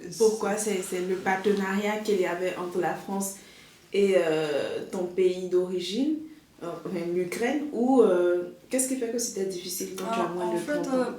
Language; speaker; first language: French; native; French